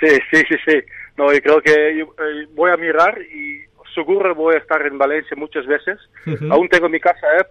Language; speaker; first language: Spanish; non-native, fluent; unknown